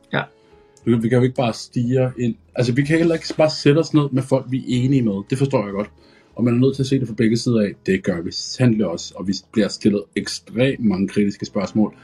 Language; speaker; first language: Danish; early bilingual, other home language; Arabic